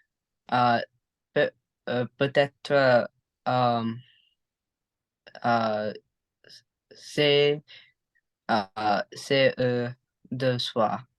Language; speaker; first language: French; non-native, learner; English